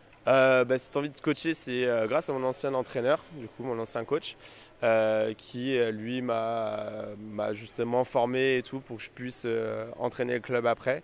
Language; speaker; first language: French; native; French